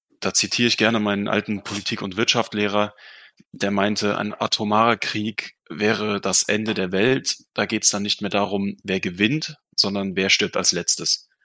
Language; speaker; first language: German; non-native, fluent; Russian